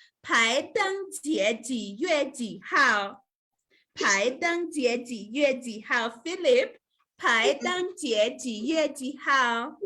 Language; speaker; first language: Chinese; non-native, fluent; English